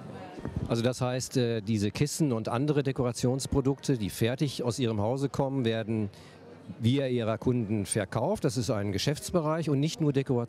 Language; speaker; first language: German; native; German